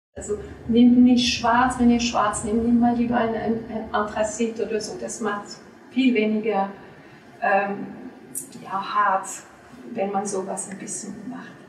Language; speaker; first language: German; non-native, fluent; French